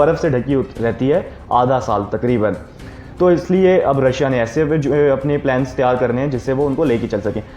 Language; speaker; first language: Urdu; non-native, local second language; Punjabi